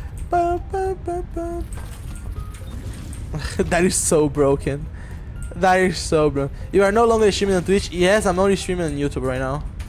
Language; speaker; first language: English; non-native, fluent; Portuguese